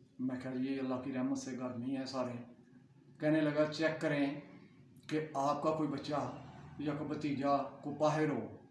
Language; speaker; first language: Urdu; non-native, local second language; Punjabi